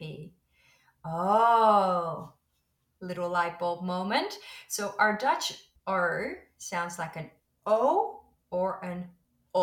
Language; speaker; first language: English; non-native, fluent; Dutch